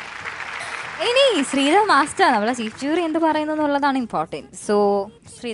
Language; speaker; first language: Malayalam; native; Malayalam